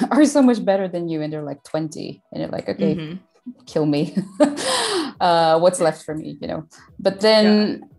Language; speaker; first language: English; non-native, fluent; Portuguese